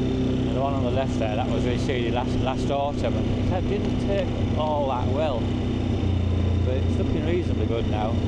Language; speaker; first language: English; native; English